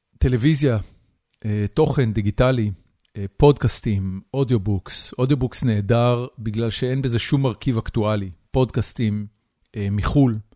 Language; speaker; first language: Hebrew; native; Hebrew